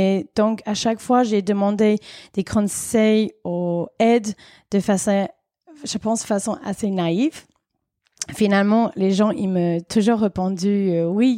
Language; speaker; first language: French; non-native, fluent; English